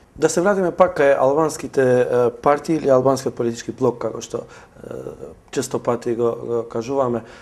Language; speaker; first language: Macedonian; non-native, local second language; Albanian